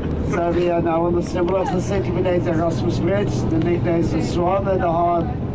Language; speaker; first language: English; non-native, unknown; Dutch